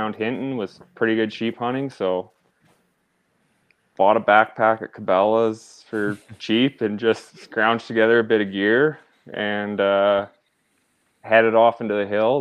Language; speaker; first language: English; native; English